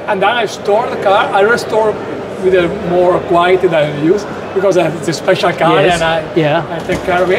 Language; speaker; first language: English; non-native, learner; Italian